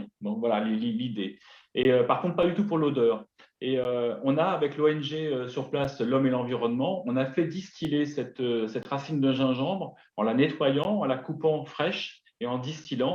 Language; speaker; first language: French; native; French